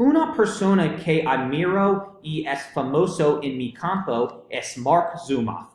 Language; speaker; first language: Spanish; non-native, learner; English